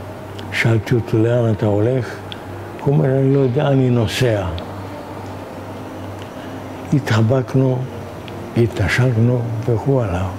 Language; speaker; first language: Hebrew; non-native, fluent; Hungarian